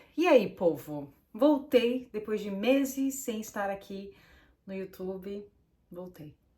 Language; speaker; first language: Portuguese; native; Portuguese